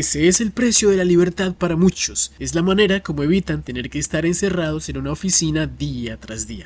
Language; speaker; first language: Spanish; native; Spanish